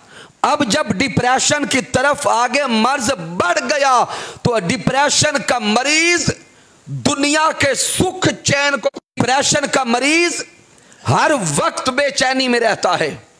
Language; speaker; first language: Urdu; native; Urdu